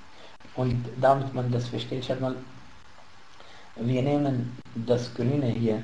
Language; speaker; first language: German; non-native, fluent; Arabic